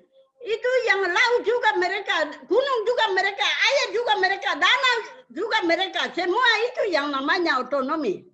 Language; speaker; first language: Indonesian; non-native, local second language; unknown